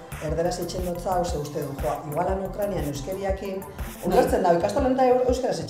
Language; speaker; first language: Basque; native; Basque